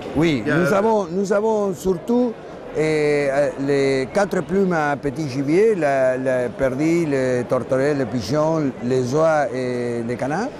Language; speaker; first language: French; non-native, learner; Spanish